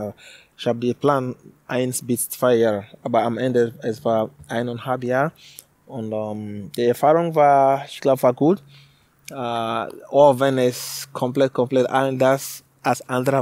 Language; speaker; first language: German; non-native, learner; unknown